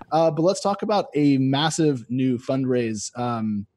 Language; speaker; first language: English; native; English